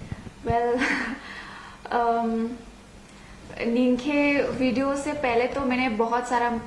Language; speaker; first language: Hindi; non-native, local second language; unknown